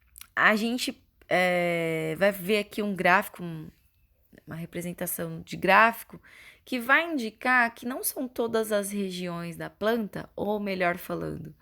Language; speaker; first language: Portuguese; native; Portuguese